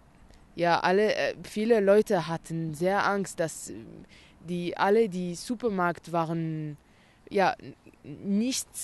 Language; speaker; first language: German; non-native, learner; Arabic